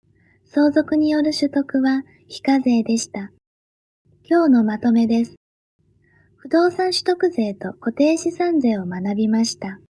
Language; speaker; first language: Japanese; native; Japanese